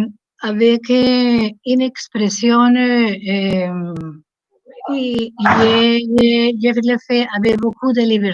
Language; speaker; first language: French; non-native, learner; Spanish